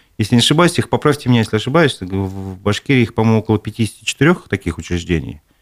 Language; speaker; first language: Russian; native; Russian